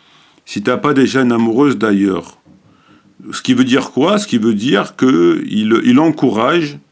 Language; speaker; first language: French; native; French